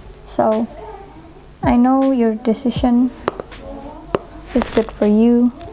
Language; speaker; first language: English; non-native, fluent; Indonesian